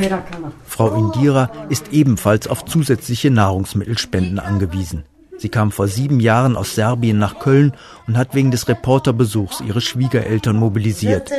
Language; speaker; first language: German; native; German